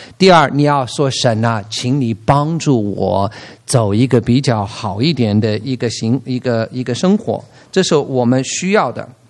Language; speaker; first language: Chinese; non-native, fluent; English